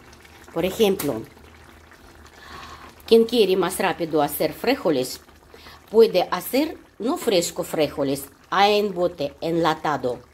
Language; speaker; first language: Spanish; non-native, learner; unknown